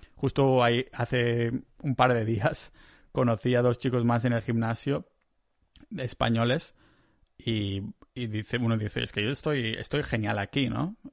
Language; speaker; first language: Spanish; native; Spanish